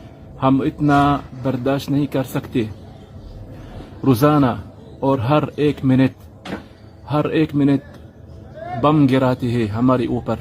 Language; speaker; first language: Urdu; non-native, fluent; Arabic